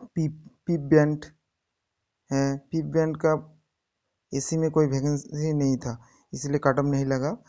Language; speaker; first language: Hindi; non-native, local second language; Bangla